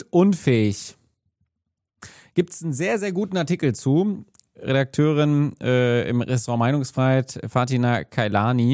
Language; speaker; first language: German; native; German